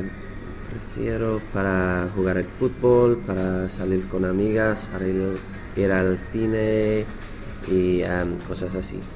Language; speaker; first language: Spanish; non-native, learner; English